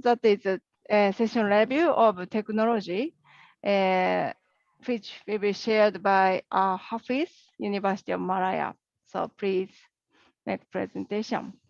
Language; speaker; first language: English; non-native, learner; Japanese